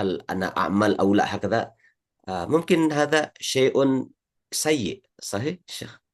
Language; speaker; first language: Arabic; non-native, learner; Indonesian